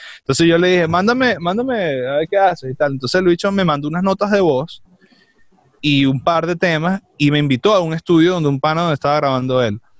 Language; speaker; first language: Spanish; native; Spanish